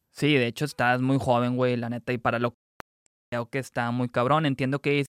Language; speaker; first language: Spanish; native; Spanish